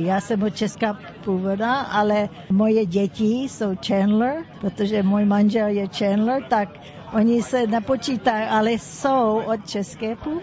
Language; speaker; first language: Czech; early bilingual, heritage; English